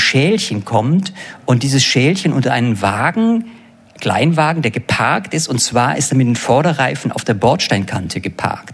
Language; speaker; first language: German; native; German